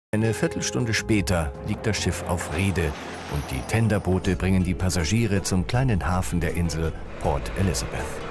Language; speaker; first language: German; native; German